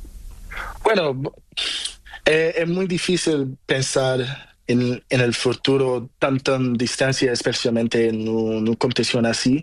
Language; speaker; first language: Spanish; non-native, learner; Portuguese